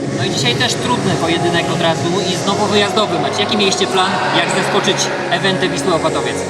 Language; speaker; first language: Polish; native; Polish